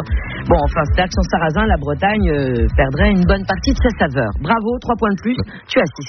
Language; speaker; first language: French; native; French